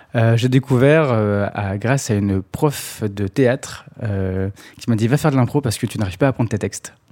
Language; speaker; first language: French; native; French